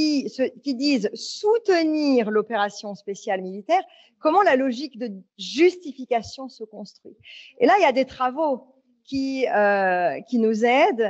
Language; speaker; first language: French; native; French